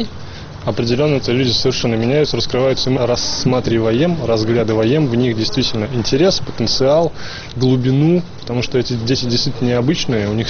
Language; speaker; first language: Russian; native; Russian